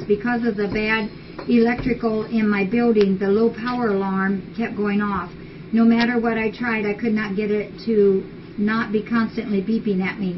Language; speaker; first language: English; native; English